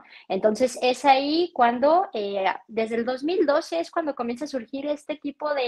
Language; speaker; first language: Spanish; native; Spanish